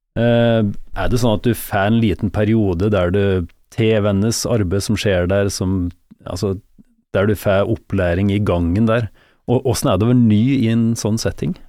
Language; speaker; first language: Norwegian; native; Norwegian